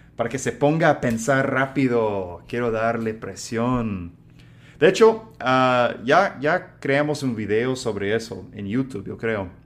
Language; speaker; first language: Spanish; non-native, fluent; English